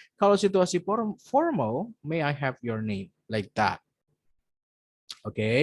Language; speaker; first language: English; non-native, fluent; Indonesian